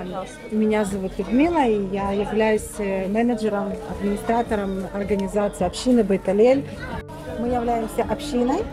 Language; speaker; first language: Russian; native; Russian